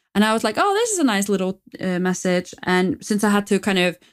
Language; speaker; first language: English; non-native, fluent; Icelandic